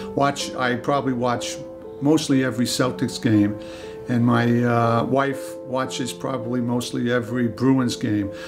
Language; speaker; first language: English; native; English